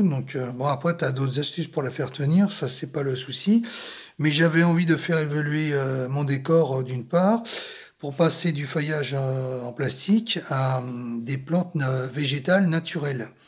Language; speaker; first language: French; native; French